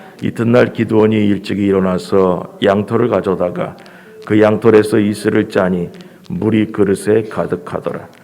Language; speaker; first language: Korean; native; Korean